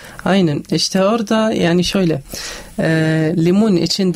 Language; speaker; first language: Turkish; non-native, learner; Arabic